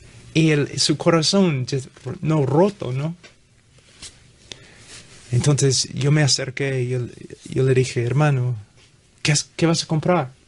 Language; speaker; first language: Spanish; non-native, fluent; English